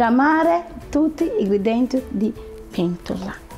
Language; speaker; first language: Italian; non-native, learner; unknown